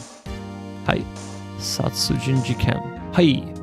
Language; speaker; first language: Japanese; non-native, learner; English